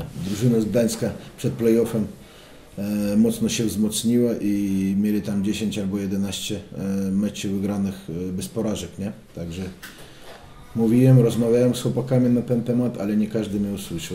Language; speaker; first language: Polish; non-native, fluent; Russian